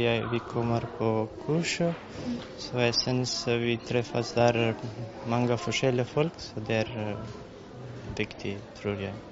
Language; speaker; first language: Norwegian; non-native, learner; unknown